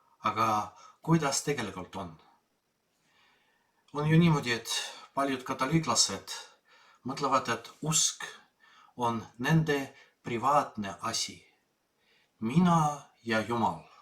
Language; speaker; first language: Estonian; non-native, fluent; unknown